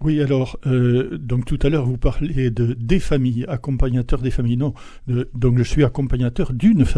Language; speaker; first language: French; native; French